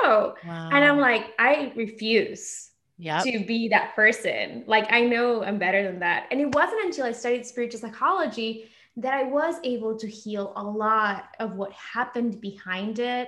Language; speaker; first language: English; non-native, fluent; Spanish